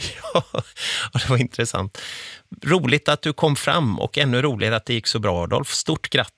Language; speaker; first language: Swedish; native; Swedish